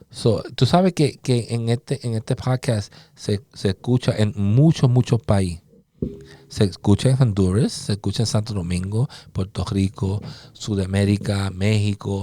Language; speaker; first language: Spanish; early bilingual, other home language; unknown